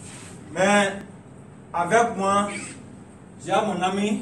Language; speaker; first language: French; non-native, learner; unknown